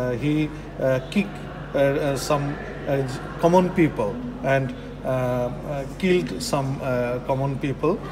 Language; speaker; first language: English; non-native, local second language; Bangla